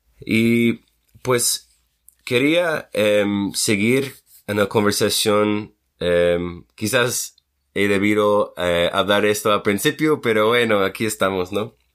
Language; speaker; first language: Spanish; non-native, fluent; English